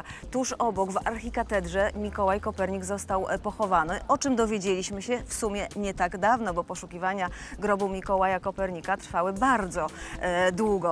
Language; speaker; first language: Polish; native; Polish